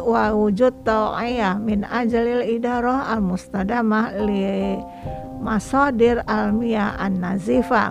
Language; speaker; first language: Arabic; non-native, fluent; Indonesian